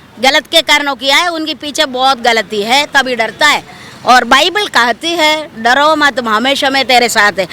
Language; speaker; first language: Hindi; non-native, local second language; Malayalam